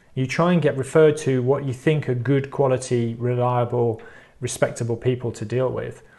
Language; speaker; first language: English; native; English